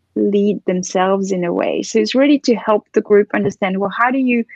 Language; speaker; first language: English; non-native, fluent; French